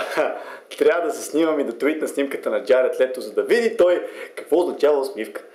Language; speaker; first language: Bulgarian; native; Bulgarian